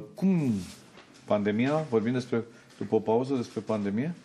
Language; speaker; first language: Romanian; native; Romanian